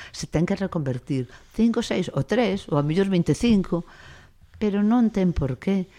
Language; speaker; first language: Galician; non-native, local second language; Spanish